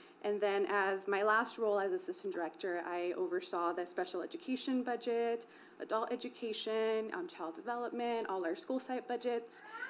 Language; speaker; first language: English; early bilingual, other home language; Spanish